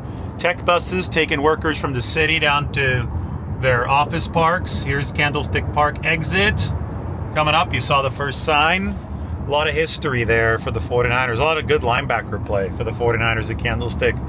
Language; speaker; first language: English; native; English